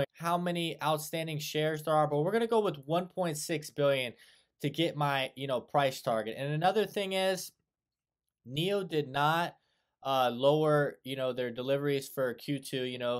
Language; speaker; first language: English; native; English